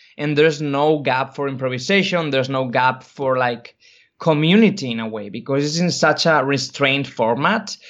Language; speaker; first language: English; non-native, fluent; Spanish